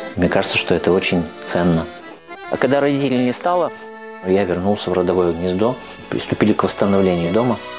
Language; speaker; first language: Russian; native; Russian